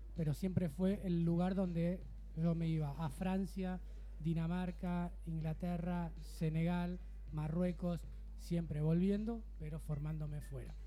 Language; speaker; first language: Spanish; native; Spanish